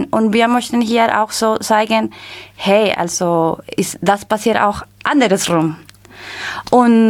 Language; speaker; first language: German; non-native, learner; Spanish